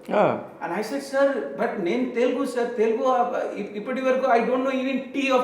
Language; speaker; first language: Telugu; non-native, learner; Hindi